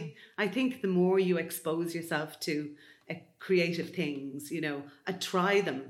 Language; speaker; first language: English; native; English